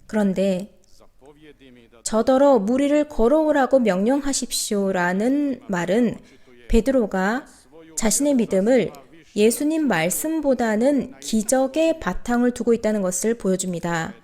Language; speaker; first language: Korean; native; Korean